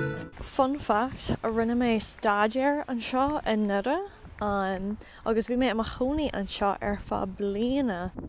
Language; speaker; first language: Irish; non-native, local second language; English